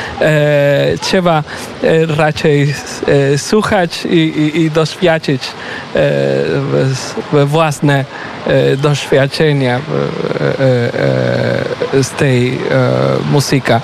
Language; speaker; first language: Polish; non-native, learner; Spanish